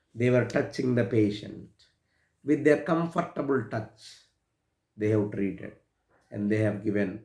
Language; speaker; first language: English; non-native, local second language; Telugu